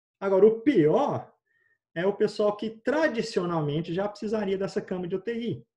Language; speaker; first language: Portuguese; native; Portuguese